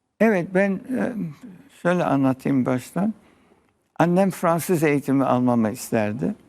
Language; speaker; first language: Turkish; early bilingual, heritage; Turkish